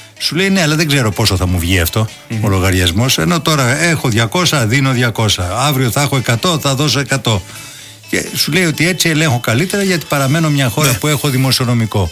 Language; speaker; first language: Greek; native; Greek